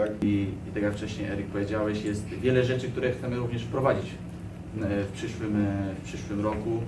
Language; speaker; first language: Polish; non-native, learner; French